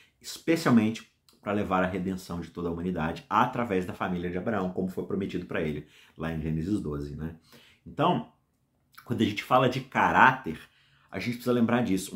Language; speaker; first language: Portuguese; native; Portuguese